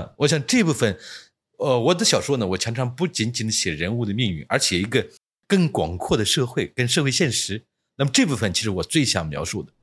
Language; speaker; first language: Chinese; native; Chinese